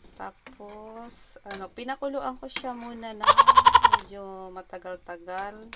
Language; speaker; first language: Filipino; native; Filipino